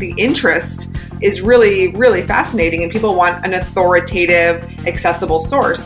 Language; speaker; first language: English; native; English